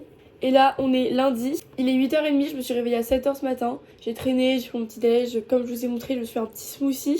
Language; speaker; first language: French; native; French